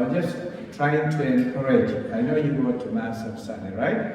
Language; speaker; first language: English; non-native, local second language; Tamil